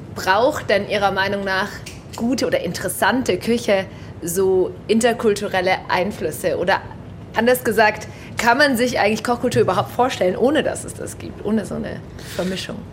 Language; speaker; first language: German; native; German